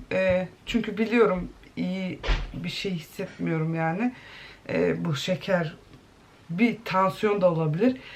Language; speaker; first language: Turkish; early bilingual, heritage; Turkish